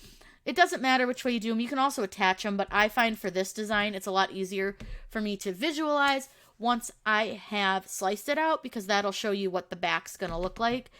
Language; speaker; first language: English; native; English